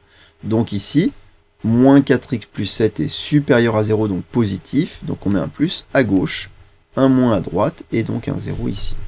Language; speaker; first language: French; native; French